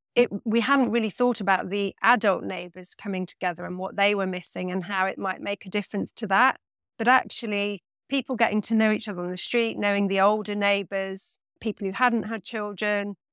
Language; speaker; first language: English; native; English